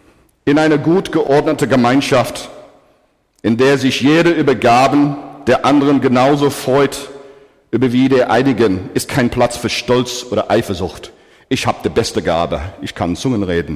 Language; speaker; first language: German; non-native, fluent; English